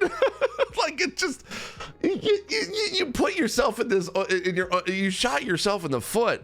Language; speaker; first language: English; native; English